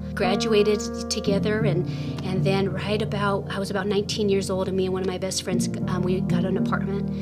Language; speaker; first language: English; native; English